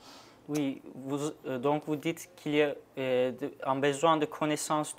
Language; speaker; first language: French; non-native, learner; Turkish